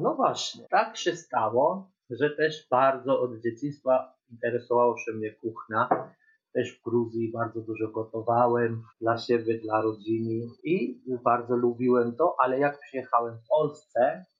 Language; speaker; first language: Polish; non-native, fluent; Georgian